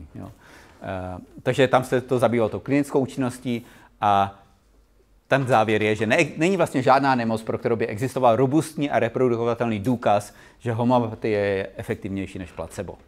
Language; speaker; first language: Czech; native; Czech